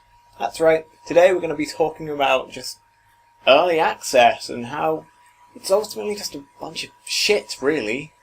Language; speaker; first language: English; native; English